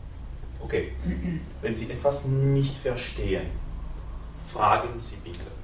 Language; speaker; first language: German; non-native, fluent; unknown